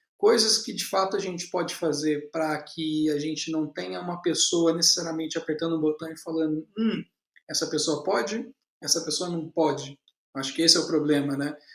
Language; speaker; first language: Portuguese; native; Portuguese